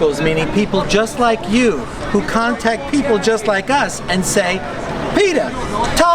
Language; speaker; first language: English; native; English